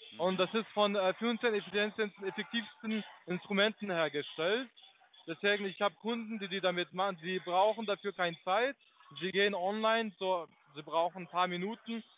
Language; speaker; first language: German; non-native, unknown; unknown